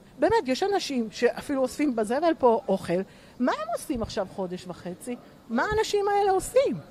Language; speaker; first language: Hebrew; early bilingual, other home language; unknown